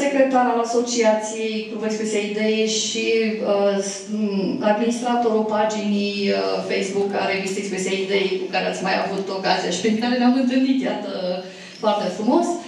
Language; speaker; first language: Romanian; native; Romanian